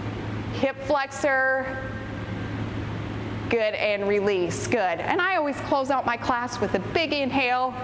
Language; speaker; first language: English; native; English